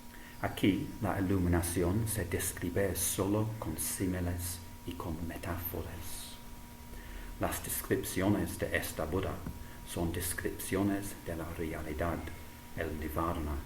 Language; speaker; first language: Spanish; non-native, fluent; English